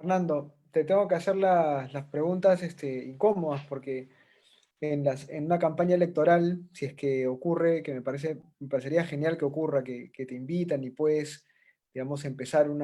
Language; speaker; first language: Spanish; native; Spanish